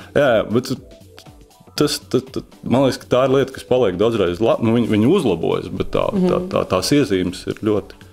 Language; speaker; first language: Latvian; native; Latvian